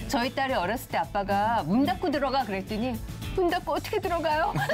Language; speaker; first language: Korean; native; Korean